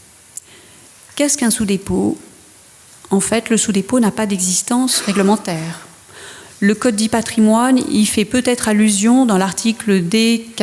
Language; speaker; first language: French; native; French